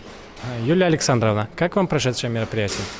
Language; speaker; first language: Russian; native; Russian